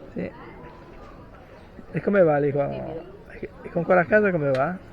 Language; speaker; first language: Italian; native; Italian